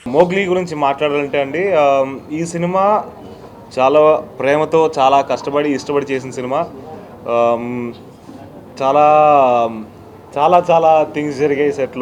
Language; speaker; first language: Telugu; native; Telugu